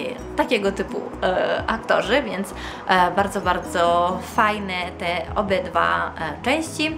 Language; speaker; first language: Polish; early bilingual, heritage; Polish